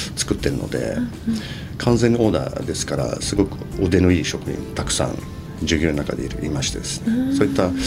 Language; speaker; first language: Japanese; non-native, fluent; Turkish